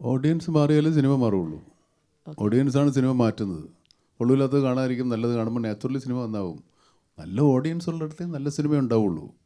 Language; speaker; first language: Malayalam; native; Malayalam